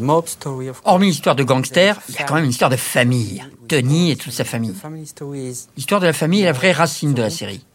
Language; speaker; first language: French; native; French